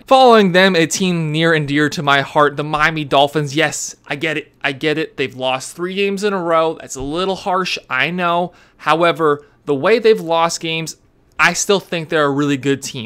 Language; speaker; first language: English; native; English